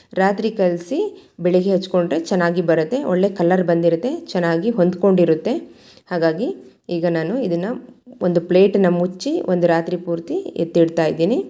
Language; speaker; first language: Kannada; native; Kannada